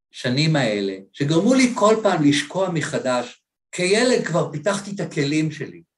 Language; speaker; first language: Hebrew; native; Hebrew